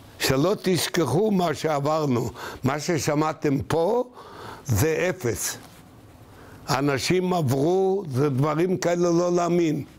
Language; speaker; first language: Hebrew; non-native, fluent; Yiddish